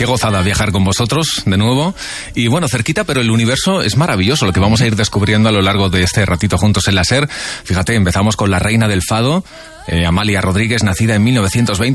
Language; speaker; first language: Spanish; native; Spanish